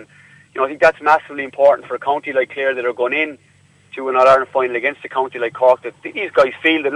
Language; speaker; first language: English; native; English